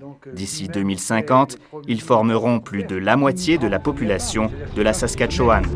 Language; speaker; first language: French; native; French